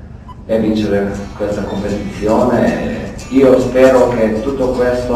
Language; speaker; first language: Italian; non-native, fluent; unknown